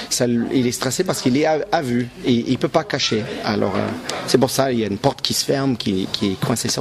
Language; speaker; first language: French; non-native, local second language; English